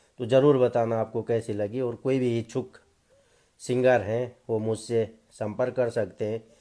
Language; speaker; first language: Hindi; native; Hindi